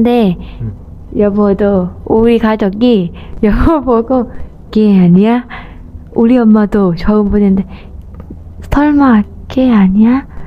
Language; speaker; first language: Korean; non-native, learner; Thai